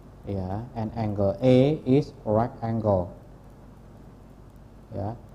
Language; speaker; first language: English; non-native, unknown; Indonesian